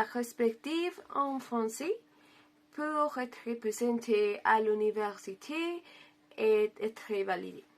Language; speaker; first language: French; non-native, learner; Spanish